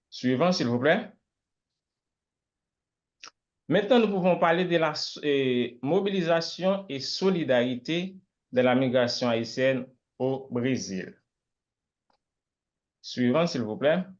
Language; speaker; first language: French; non-native, local second language; Haitian Creole